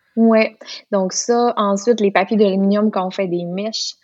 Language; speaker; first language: French; native; French